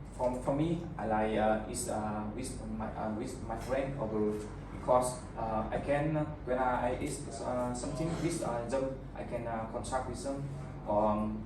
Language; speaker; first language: English; non-native, learner; Vietnamese